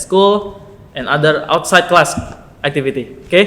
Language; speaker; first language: English; non-native, learner; Indonesian